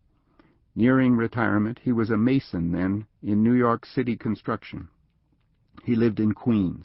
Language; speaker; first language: English; native; English